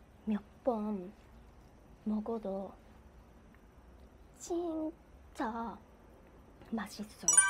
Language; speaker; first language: Korean; non-native, learner; Japanese